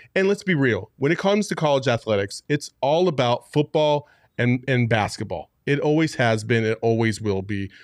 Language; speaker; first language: English; native; English